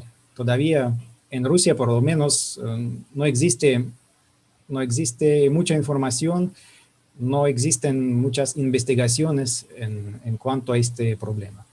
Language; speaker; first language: Spanish; non-native, fluent; Russian